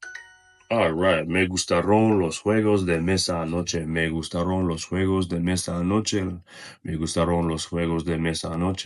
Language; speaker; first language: Spanish; non-native, learner; Russian